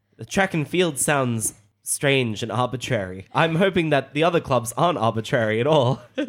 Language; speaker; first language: English; native; English